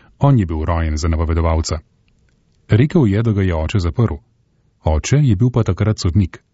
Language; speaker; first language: Slovenian; native; Slovenian